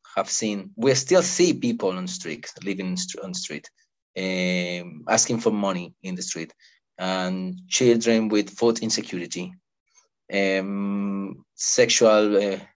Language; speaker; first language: English; non-native, fluent; Spanish